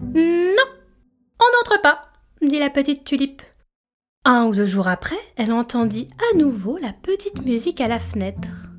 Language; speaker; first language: French; native; French